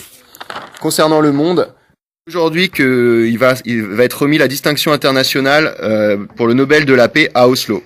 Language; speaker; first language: French; native; French